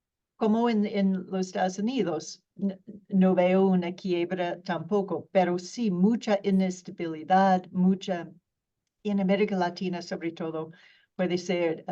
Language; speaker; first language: Spanish; non-native, fluent; English